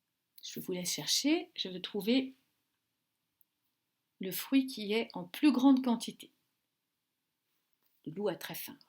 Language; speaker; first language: French; native; French